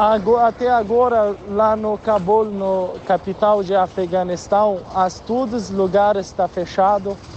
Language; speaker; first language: Portuguese; non-native, learner; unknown